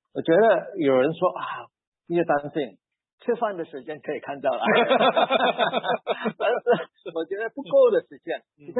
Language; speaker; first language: Chinese; early bilingual, heritage; Chinese